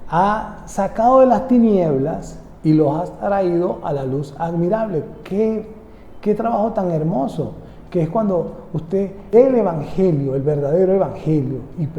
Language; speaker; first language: Spanish; native; Spanish